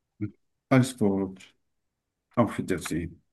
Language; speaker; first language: German; non-native, fluent; Turkish